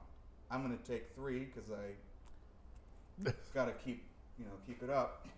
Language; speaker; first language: English; native; English